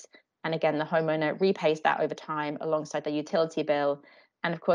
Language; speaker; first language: English; native; English